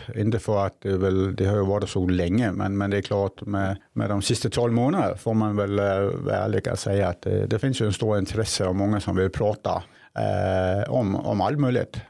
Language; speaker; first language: Swedish; non-native, fluent; Danish